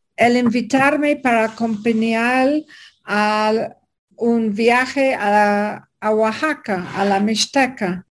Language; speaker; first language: Spanish; non-native, learner; English